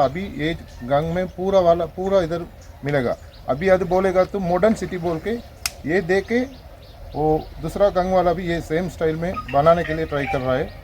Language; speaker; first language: Hindi; non-native, learner; Tamil